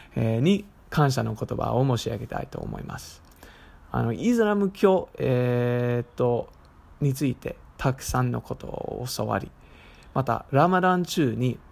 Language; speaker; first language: Japanese; non-native, fluent; English